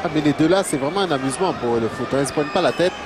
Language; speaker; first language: French; native; French